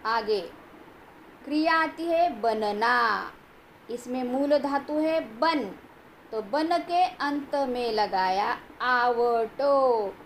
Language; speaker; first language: Hindi; non-native, local second language; Marathi